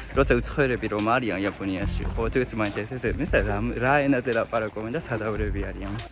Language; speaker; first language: Georgian; non-native, fluent; Japanese